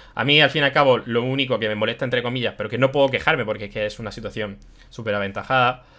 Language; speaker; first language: Spanish; early bilingual, other home language; German